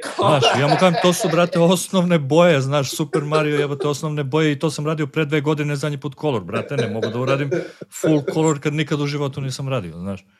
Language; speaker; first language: Serbian; native; Serbian